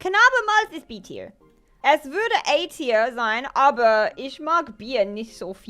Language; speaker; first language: German; non-native, learner; English